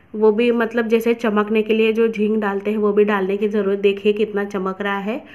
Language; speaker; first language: Hindi; non-native, local second language; Marathi